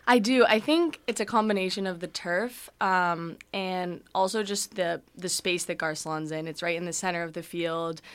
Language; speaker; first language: English; native; English